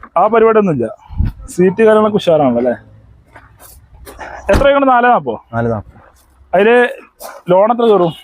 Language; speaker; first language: Malayalam; native; Malayalam